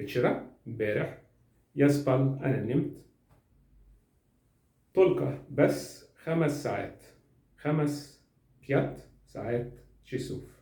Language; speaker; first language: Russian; non-native, learner; Arabic